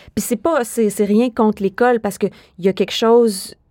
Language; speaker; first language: French; native; French